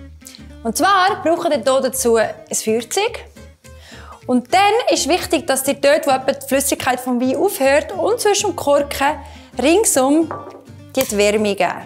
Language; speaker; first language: German; native; German